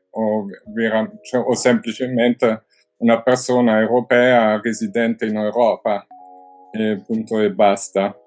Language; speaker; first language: Italian; non-native, fluent; German